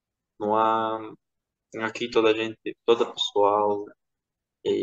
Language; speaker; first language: Portuguese; non-native, fluent; Georgian